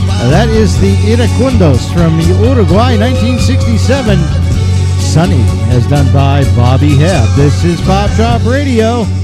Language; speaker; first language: English; native; English